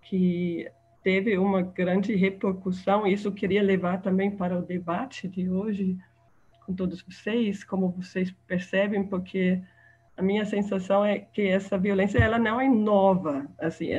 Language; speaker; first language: Portuguese; non-native, fluent; German